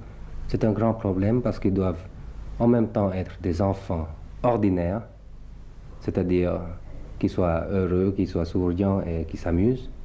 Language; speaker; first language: French; early bilingual, other home language; Thai